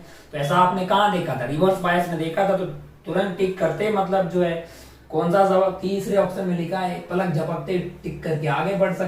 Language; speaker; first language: Hindi; native; Hindi